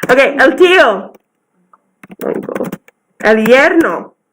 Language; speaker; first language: Spanish; non-native, fluent; English